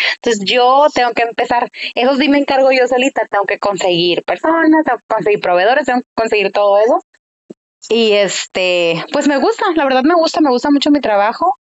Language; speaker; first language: Spanish; early bilingual, heritage; Spanish